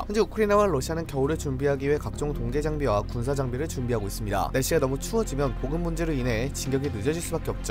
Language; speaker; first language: Korean; native; Korean